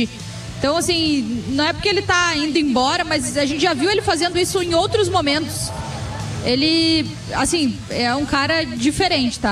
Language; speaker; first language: Portuguese; native; Portuguese